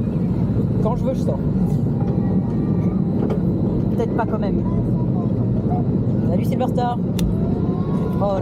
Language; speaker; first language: French; native; French